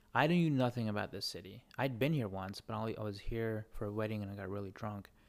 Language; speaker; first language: English; native; English